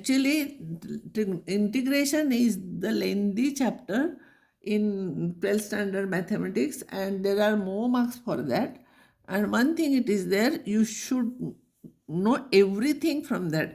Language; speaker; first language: English; non-native, local second language; Marathi